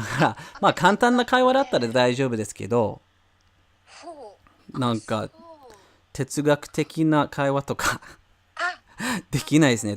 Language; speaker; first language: Japanese; non-native, fluent; English